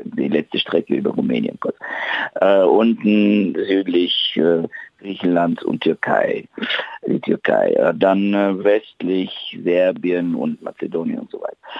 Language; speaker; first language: German; non-native, fluent; Bulgarian